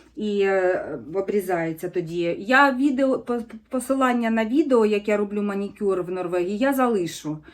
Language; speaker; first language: Ukrainian; native; Ukrainian